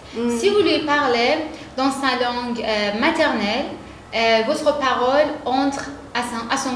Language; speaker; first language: French; non-native, fluent; Persian